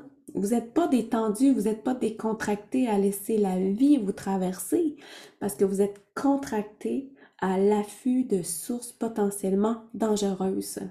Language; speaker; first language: French; native; French